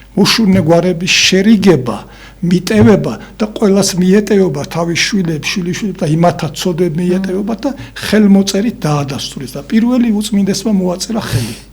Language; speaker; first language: Georgian; non-native, local second language; Svan